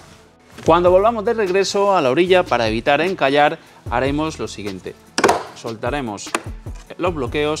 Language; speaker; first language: Spanish; native; Spanish